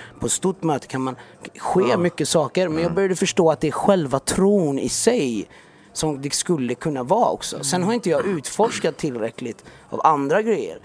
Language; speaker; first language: Swedish; native; Swedish